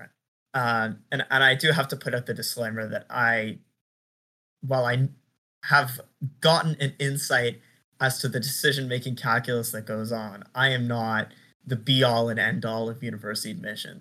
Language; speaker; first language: English; native; English